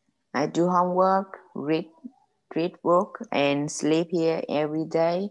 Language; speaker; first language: English; non-native, learner; Vietnamese